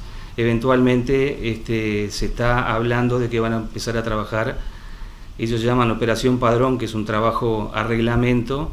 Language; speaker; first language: Spanish; native; Spanish